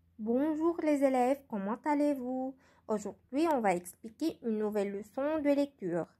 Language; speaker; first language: French; non-native, local second language; Arabic